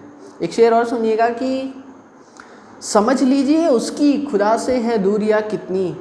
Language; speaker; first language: Hindi; native; Hindi